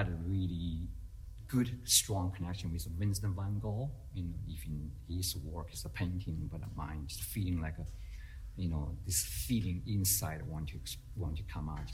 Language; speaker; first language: English; non-native, fluent; Chinese